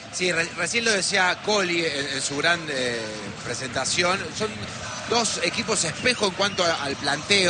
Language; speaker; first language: Spanish; native; Spanish